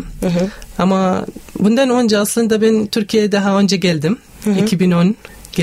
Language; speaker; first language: Turkish; non-native, learner; Arabic